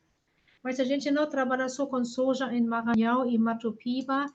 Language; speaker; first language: Portuguese; non-native, fluent; German